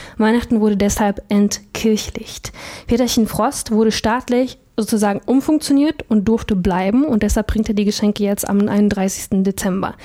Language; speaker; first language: German; early bilingual, other home language; Russian